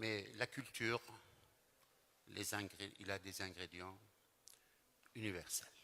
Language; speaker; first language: French; non-native, fluent; Persian